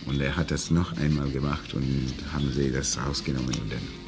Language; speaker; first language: German; non-native, learner; English